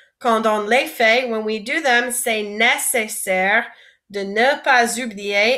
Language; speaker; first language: French; non-native, fluent; English